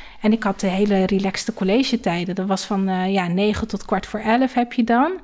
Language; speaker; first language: Dutch; native; Dutch